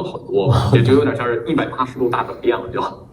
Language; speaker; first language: Chinese; native; Chinese